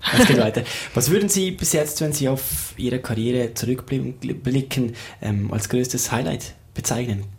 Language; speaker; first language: German; native; German